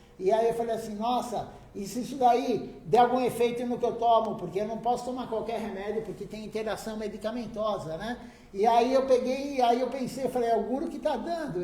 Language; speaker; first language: Portuguese; native; Portuguese